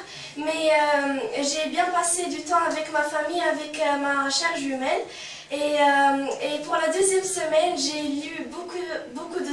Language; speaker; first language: French; non-native, local second language; Arabic